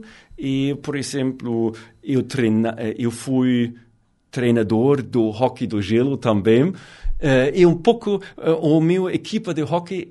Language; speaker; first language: Portuguese; non-native, learner; German